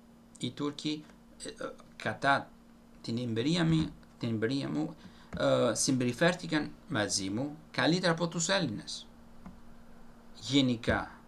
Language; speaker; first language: Greek; non-native, fluent; Italian